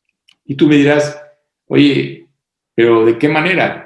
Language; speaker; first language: Spanish; native; Spanish